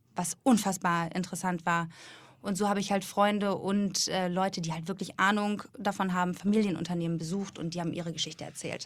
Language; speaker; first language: German; native; German